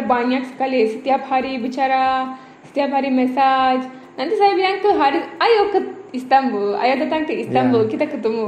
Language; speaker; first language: Indonesian; non-native, learner; Turkish